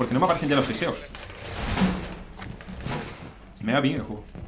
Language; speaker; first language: Spanish; native; Spanish